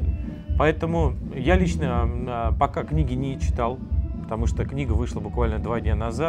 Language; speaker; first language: Russian; native; Russian